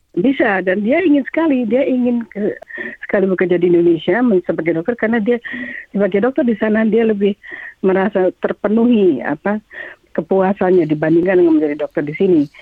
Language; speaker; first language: Indonesian; native; Indonesian